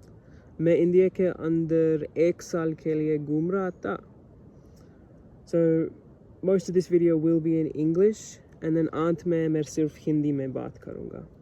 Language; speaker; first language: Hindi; non-native, learner; English